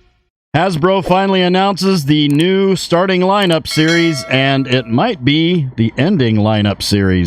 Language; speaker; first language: English; native; English